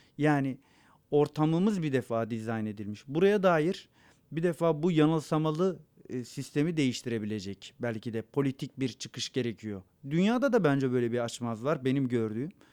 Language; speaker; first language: Turkish; non-native, local second language; Zaza